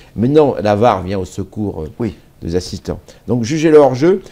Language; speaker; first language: French; native; French